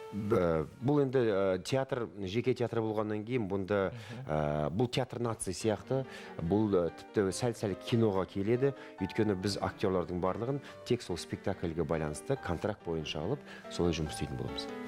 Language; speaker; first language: Kazakh; native; Kazakh